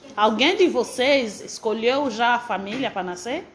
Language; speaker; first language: Portuguese; non-native, fluent; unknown